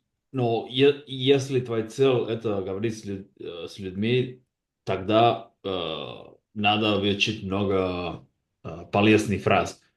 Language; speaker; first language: Russian; non-native, learner; Basque